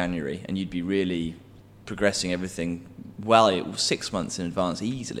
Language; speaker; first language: English; native; English